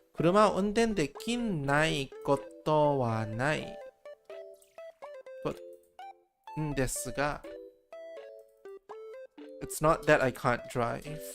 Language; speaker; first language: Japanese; non-native, learner; English